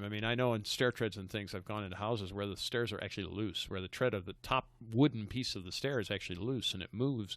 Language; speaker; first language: English; native; English